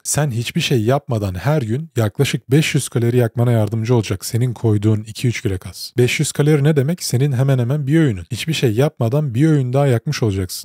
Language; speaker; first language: Turkish; native; Turkish